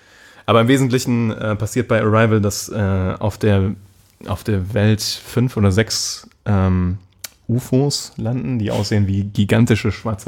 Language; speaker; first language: German; native; German